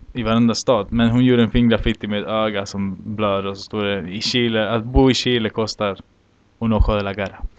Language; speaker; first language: Swedish; native; Swedish